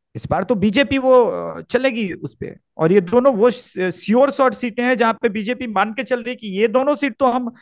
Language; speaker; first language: Hindi; native; Hindi